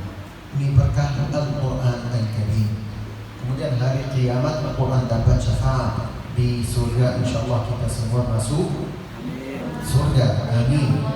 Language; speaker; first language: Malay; non-native, learner; Arabic